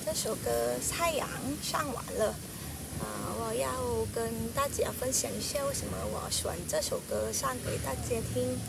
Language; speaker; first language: Chinese; non-native, learner; Thai